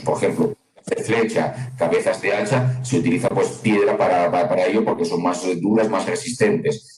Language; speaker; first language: Spanish; native; Spanish